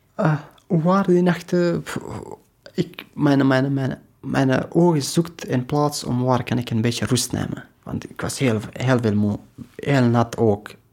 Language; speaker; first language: Dutch; non-native, learner; Persian